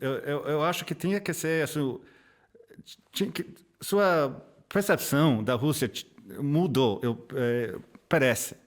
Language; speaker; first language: Portuguese; non-native, fluent; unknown